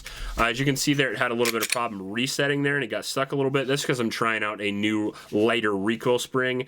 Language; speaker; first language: English; native; English